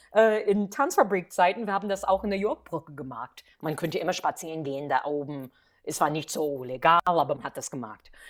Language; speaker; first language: German; non-native, fluent; English